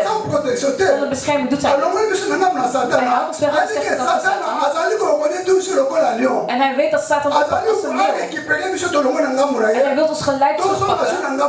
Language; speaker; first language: Dutch; non-native, fluent; Lingala